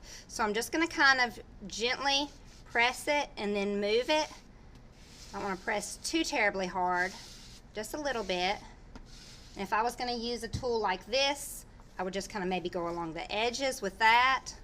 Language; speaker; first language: English; native; English